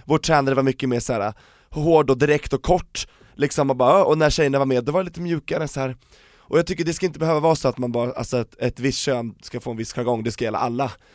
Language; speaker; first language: Swedish; native; Swedish